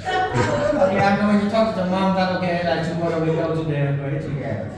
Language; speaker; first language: English; non-native, learner; Vietnamese